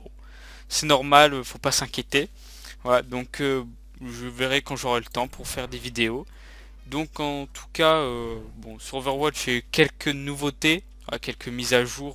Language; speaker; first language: French; native; French